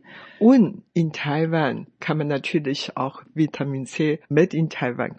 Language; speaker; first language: German; non-native, fluent; Chinese